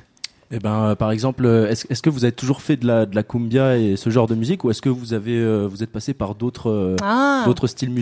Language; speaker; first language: French; native; French